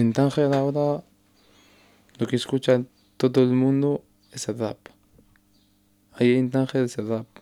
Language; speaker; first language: Spanish; non-native, learner; Arabic